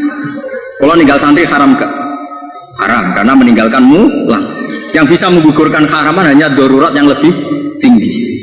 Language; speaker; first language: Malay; non-native, local second language; Javanese